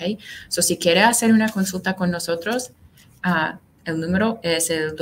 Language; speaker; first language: Spanish; non-native, fluent; English